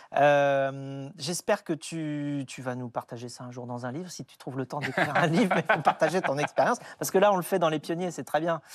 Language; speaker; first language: French; native; French